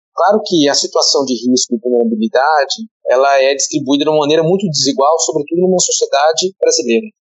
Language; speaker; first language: Portuguese; native; Portuguese